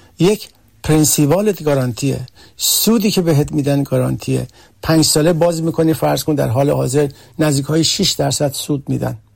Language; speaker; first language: Persian; early bilingual, heritage; Persian